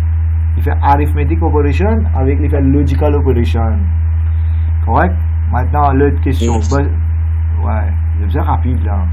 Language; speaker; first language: French; non-native, local second language; Morisyen